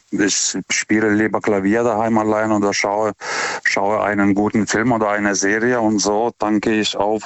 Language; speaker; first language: German; non-native, fluent; Lithuanian